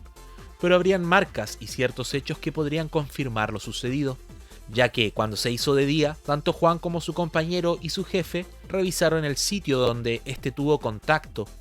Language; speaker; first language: Spanish; native; Spanish